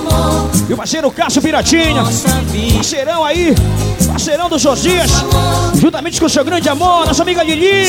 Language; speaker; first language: Portuguese; native; Portuguese